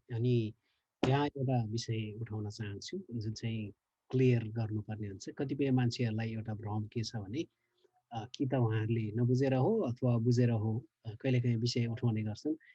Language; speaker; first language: Nepali; native; Nepali